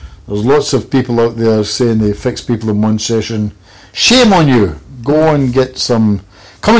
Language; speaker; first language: English; native; English